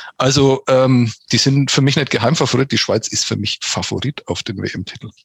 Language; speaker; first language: German; native; German